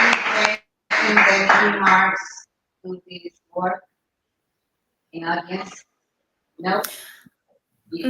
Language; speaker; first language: English; non-native, fluent; Portuguese